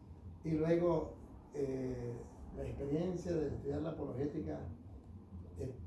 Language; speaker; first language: Spanish; native; Spanish